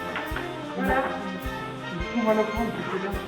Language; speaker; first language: French; native; French